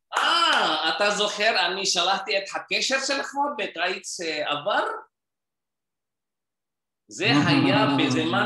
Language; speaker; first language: Hebrew; non-native, learner; Indonesian